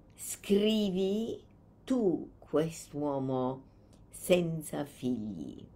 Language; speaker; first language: Italian; non-native, fluent; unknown